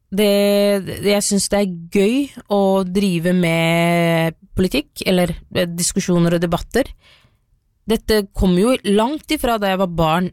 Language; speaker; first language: Norwegian; early bilingual, other home language; Somali